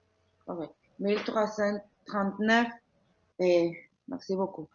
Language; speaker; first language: French; non-native, learner; Spanish